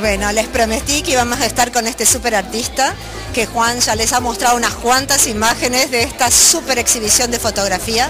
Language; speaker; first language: Spanish; native; Spanish